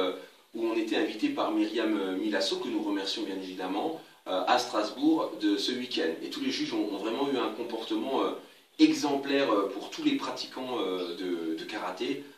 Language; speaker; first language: French; native; French